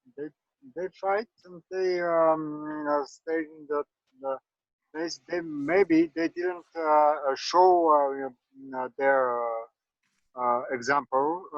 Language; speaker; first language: English; non-native, learner; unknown